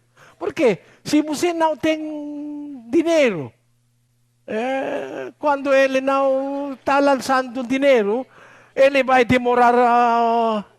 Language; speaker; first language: Portuguese; non-native, learner; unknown